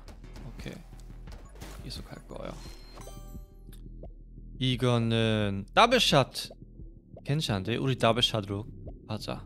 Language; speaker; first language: Korean; non-native, fluent; German